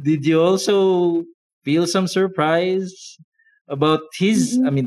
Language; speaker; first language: English; non-native, local second language; Filipino